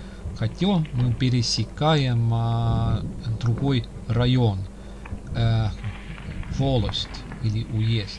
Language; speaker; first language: Russian; non-native, local second language; Estonian